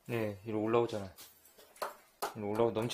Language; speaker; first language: Korean; native; Korean